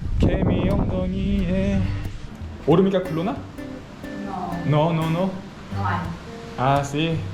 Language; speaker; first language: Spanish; non-native, learner; Korean